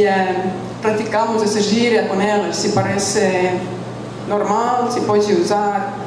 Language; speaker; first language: Portuguese; non-native, fluent; Estonian